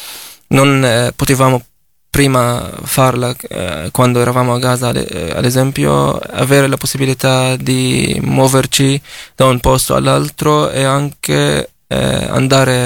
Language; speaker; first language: Italian; non-native, fluent; Arabic